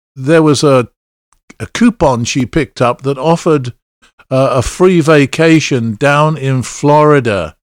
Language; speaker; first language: English; native; English